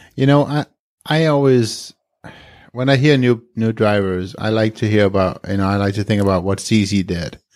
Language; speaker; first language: English; non-native, fluent; Danish